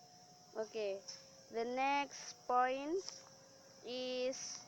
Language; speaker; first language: English; non-native, learner; Indonesian